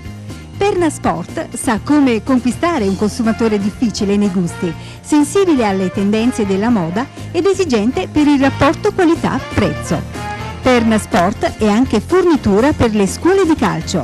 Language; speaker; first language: Italian; native; Italian